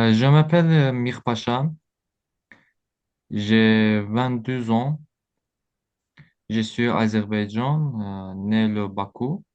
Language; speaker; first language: French; non-native, learner; Azerbaijani